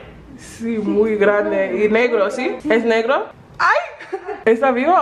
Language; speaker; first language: Spanish; non-native, learner; English